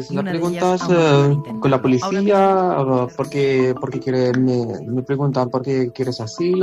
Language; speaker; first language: Spanish; non-native, learner; Arabic